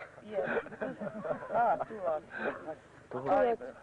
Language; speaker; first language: English; non-native, learner; French